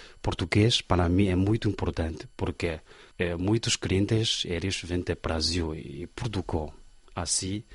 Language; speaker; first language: Portuguese; non-native, learner; Chinese